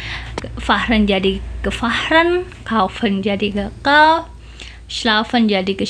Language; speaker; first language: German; non-native, fluent; Indonesian